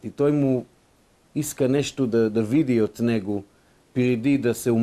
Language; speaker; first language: Bulgarian; non-native, fluent; Hebrew